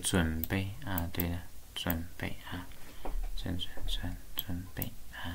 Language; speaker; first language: Chinese; native; Chinese